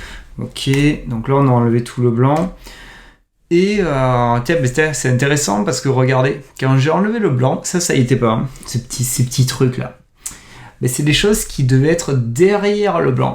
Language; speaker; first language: French; native; French